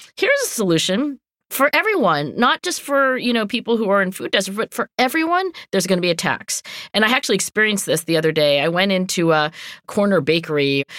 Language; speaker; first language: English; native; English